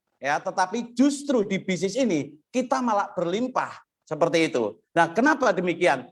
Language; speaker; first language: Indonesian; non-native, local second language; Javanese